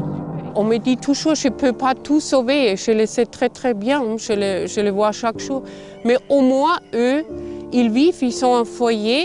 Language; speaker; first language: French; non-native, fluent; German